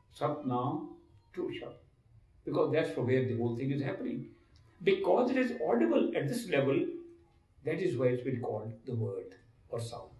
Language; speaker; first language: English; non-native, local second language; Hindi